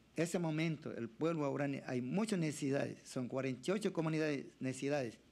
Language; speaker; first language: Spanish; non-native, local second language; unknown